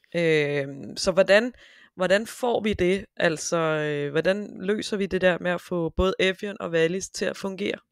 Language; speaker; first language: Danish; native; Danish